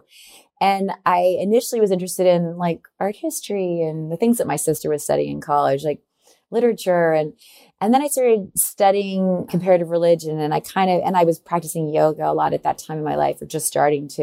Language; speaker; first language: English; native; English